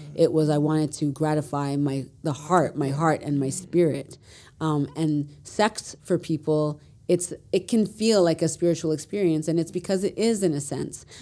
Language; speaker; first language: English; native; English